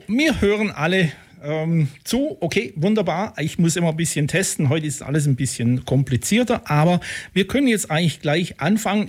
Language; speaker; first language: German; native; German